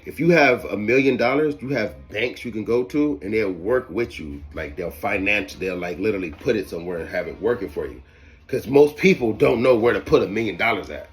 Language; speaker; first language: English; native; English